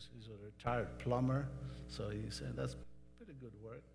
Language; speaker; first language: English; non-native, fluent; Hebrew